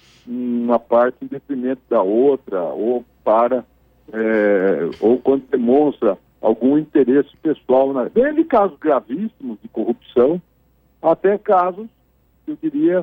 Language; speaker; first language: Portuguese; native; Portuguese